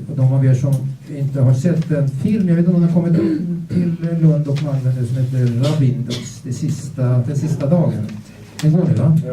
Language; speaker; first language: Swedish; native; Swedish